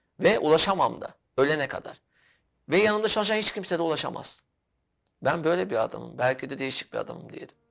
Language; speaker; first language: Turkish; native; Turkish